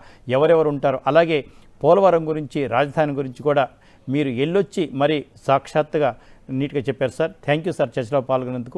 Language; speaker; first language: Telugu; native; Telugu